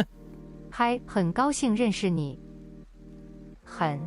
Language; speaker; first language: Chinese; non-native, learner; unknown